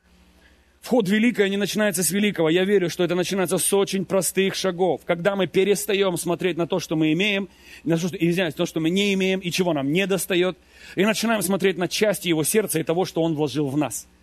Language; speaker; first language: Russian; native; Russian